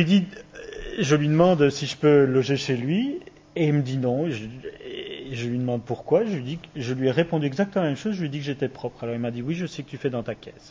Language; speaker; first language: French; native; French